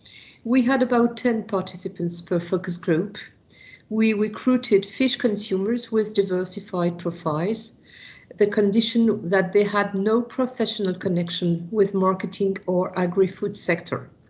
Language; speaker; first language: English; non-native, fluent; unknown